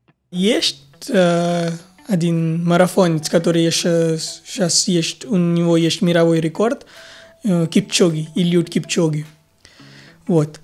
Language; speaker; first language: Russian; non-native, fluent; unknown